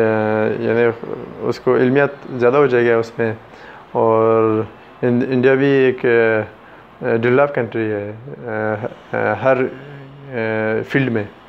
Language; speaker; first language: Hindi; non-native, fluent; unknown